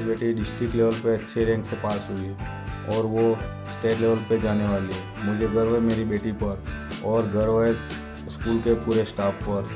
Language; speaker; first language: Hindi; non-native, local second language; Gujarati